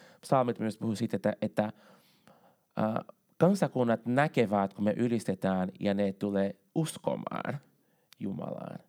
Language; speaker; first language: Finnish; non-native, fluent; Portuguese